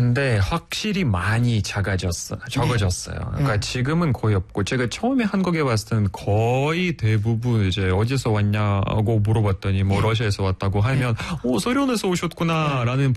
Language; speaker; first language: Korean; non-native, fluent; Russian